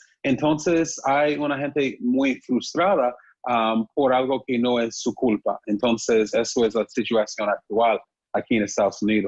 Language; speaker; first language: Spanish; non-native, fluent; English